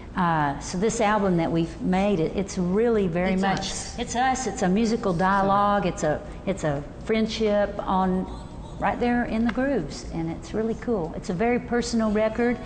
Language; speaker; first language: English; native; English